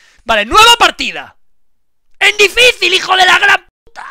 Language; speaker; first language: Spanish; native; Spanish